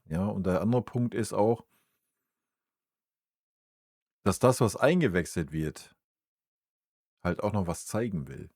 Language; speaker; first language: German; native; German